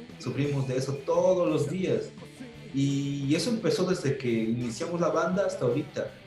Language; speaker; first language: Spanish; non-native, local second language; Tzotzil